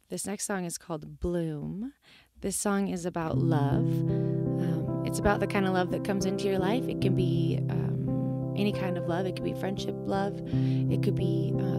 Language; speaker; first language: English; native; English